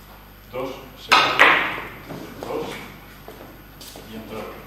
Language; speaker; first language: Spanish; native; Spanish